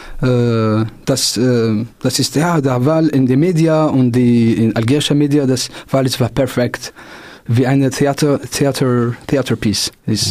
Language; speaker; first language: German; non-native, local second language; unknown